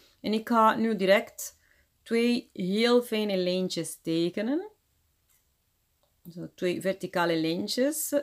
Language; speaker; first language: Dutch; non-native, fluent; Spanish